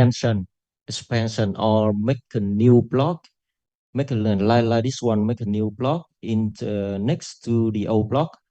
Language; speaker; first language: English; non-native, local second language; Vietnamese